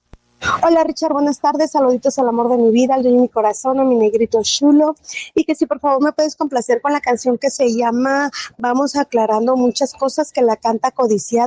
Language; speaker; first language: Spanish; native; Spanish